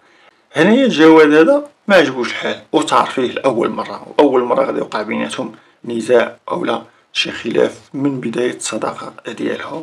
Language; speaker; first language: Arabic; native; Arabic